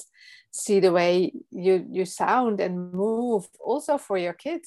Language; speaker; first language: English; non-native, fluent; Dutch